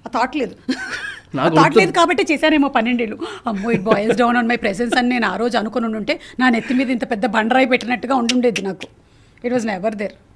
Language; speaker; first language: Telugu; non-native, local second language; Malayalam